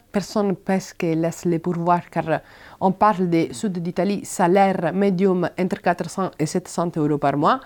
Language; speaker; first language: French; non-native, fluent; Italian